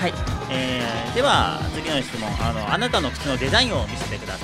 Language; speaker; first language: Japanese; native; Japanese